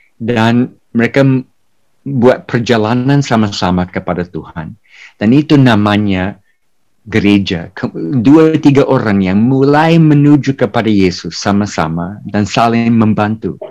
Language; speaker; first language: Indonesian; non-native, fluent; English